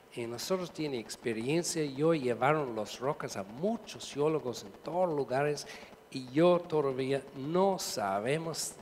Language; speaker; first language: Spanish; non-native, learner; English